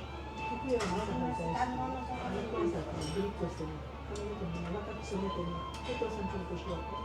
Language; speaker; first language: Japanese; native; Japanese